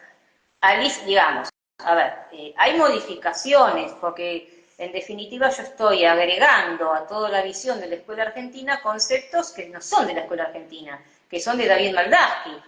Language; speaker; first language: Spanish; native; Spanish